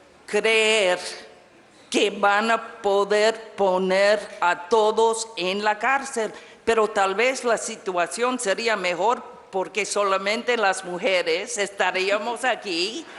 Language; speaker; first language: Spanish; non-native, fluent; English